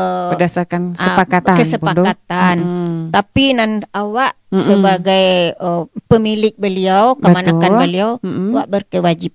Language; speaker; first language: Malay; non-native, local second language; Minangkabau